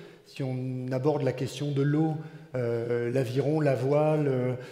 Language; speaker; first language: French; native; French